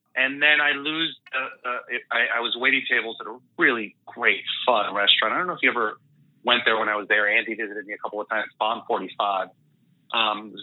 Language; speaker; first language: English; early bilingual, other home language; Spanish